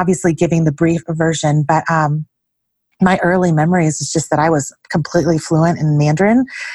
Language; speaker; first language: English; early bilingual, other home language; Chinese